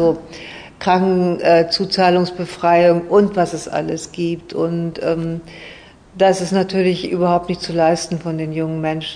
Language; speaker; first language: German; native; German